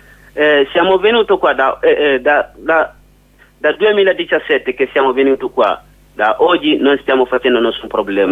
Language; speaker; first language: Italian; non-native, learner; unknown